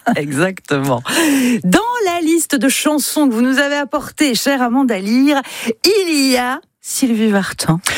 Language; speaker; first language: French; native; French